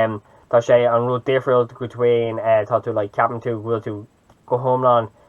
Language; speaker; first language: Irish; non-native, local second language; English